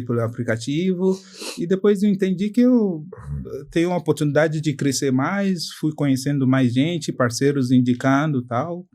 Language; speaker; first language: Portuguese; non-native, fluent; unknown